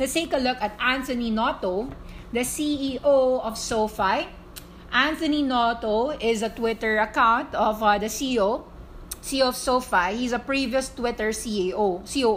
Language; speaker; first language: English; non-native, local second language; Filipino